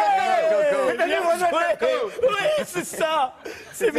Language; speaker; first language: French; native; French